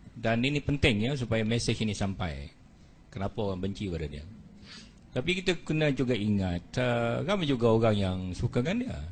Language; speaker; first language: Malay; native; Malay